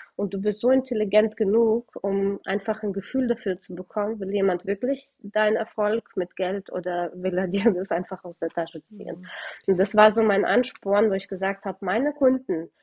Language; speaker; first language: German; early bilingual, other home language; Russian